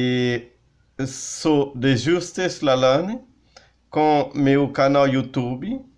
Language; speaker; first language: Portuguese; non-native, learner; Haitian Creole